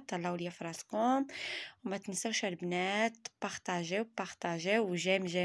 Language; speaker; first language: Arabic; native; Arabic